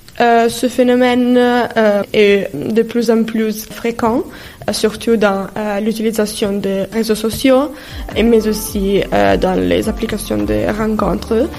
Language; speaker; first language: French; non-native, fluent; Italian